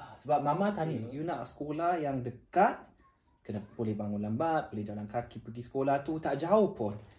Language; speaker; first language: Malay; non-native, fluent; German